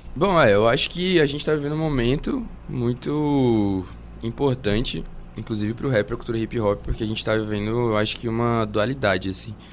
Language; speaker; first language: Portuguese; native; Portuguese